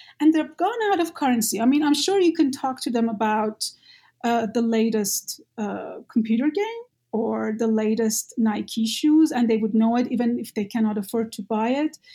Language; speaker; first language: English; non-native, fluent; Persian